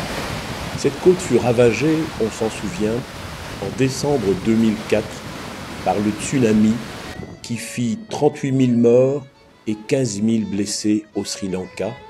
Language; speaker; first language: French; native; French